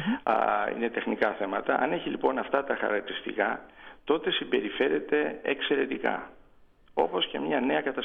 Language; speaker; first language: Greek; native; Greek